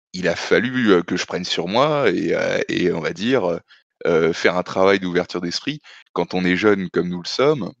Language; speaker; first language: French; native; French